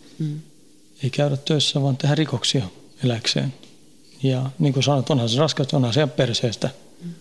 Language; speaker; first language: Finnish; early bilingual, heritage; Finnish